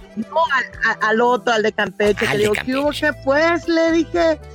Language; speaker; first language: Spanish; native; Spanish